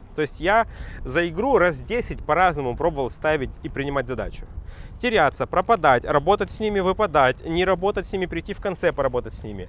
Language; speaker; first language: Russian; native; Russian